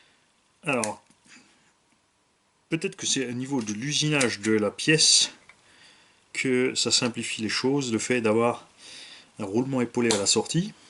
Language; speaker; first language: French; native; French